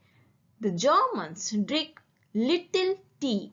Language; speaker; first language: English; non-native, fluent; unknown